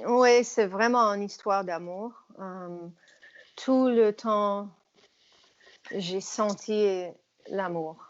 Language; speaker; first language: French; non-native, fluent; English